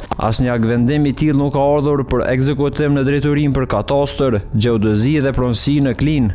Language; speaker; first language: Albanian; native; Albanian